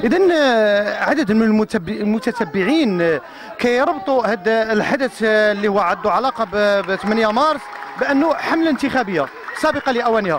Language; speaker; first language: Arabic; native; Arabic